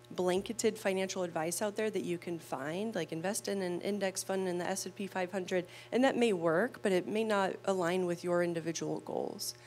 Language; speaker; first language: English; native; English